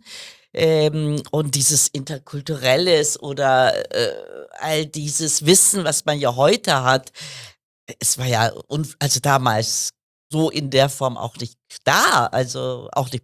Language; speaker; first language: German; early bilingual, other home language; Kurdish